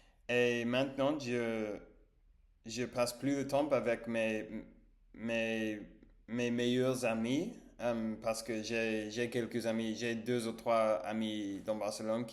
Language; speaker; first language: French; non-native, learner; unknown